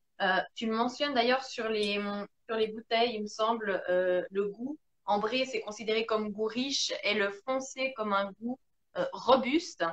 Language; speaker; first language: French; native; French